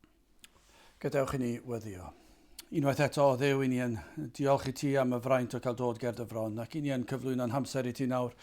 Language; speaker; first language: Welsh; native; Welsh